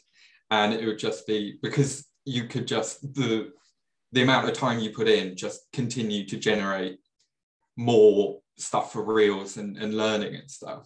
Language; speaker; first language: English; native; English